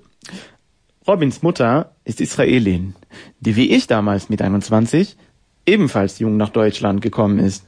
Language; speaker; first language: German; non-native, fluent; Hebrew